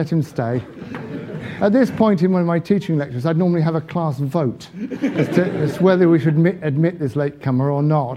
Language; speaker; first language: English; native; English